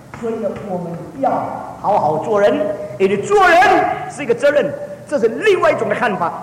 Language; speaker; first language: Chinese; early bilingual, heritage; Chinese